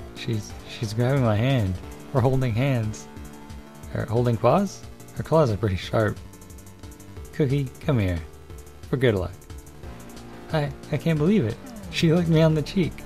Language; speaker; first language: English; native; English